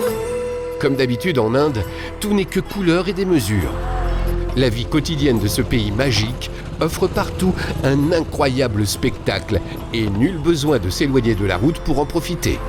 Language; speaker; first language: French; native; French